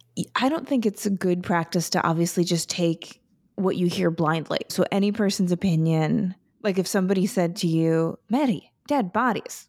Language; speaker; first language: English; native; English